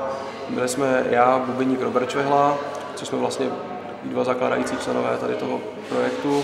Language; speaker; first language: Czech; native; Czech